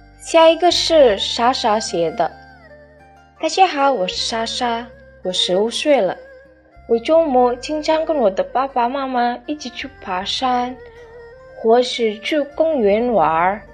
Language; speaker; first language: Chinese; non-native, fluent; Indonesian